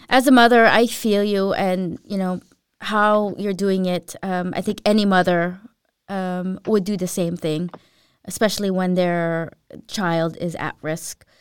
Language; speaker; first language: English; early bilingual, other home language; Filipino